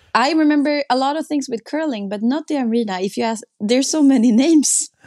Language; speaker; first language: English; non-native, fluent; Swedish